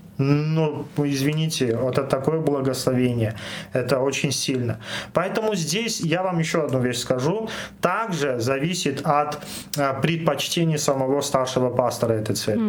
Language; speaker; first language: Russian; non-native, local second language; Armenian